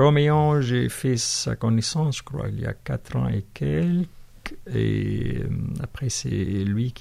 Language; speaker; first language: French; non-native, fluent; Arabic